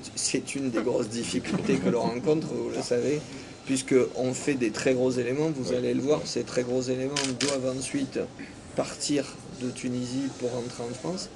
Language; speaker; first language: French; native; French